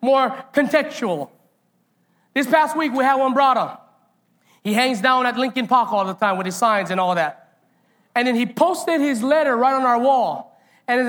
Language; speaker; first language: English; native; English